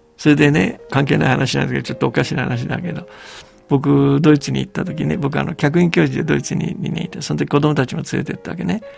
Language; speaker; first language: Japanese; early bilingual, heritage; Japanese